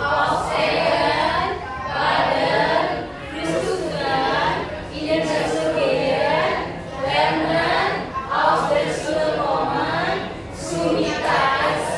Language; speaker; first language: German; non-native, fluent; Indonesian